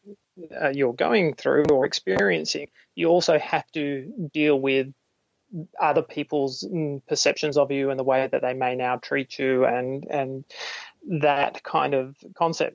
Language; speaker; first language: English; native; English